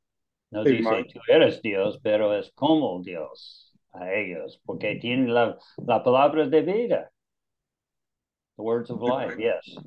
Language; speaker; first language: Spanish; non-native, learner; English